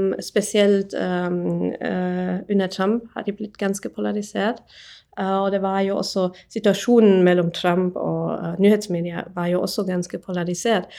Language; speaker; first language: Norwegian; non-native, fluent; English